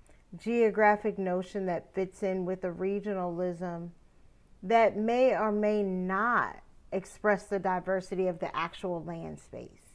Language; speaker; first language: English; native; English